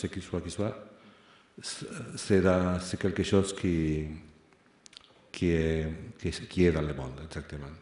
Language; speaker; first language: French; non-native, fluent; Spanish